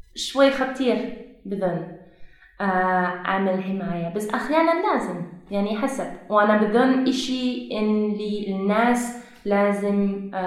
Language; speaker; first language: Arabic; non-native, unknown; Dutch